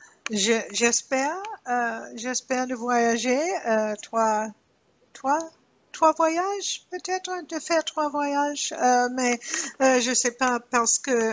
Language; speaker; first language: French; non-native, learner; English